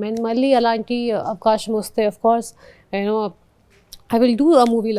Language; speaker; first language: Telugu; non-native, local second language; Hindi